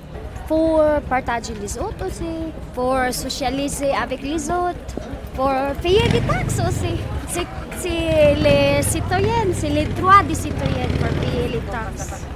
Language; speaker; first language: French; non-native, learner; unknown